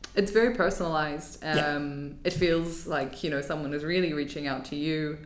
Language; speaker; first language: English; native; English